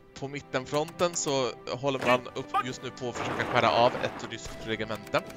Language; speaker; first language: Swedish; native; Swedish